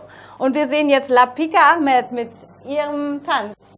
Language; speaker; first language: German; native; German